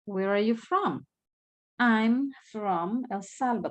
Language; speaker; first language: English; non-native, fluent; Spanish